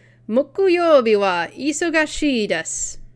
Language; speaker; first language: Japanese; non-native, learner; English